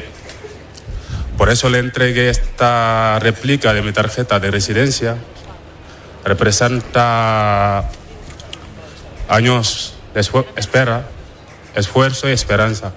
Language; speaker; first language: Spanish; non-native, fluent; Wolof